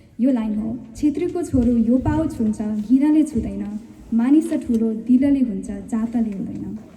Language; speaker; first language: Nepali; early bilingual, heritage; Nepali